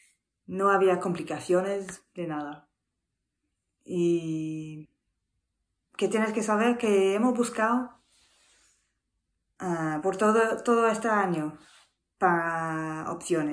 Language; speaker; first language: Spanish; non-native, learner; English